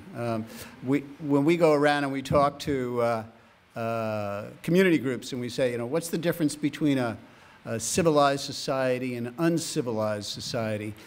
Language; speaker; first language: English; native; English